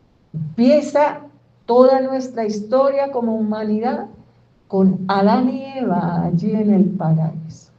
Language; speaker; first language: Spanish; native; Spanish